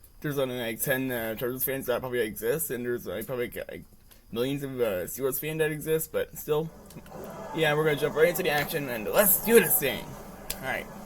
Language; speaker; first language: English; native; English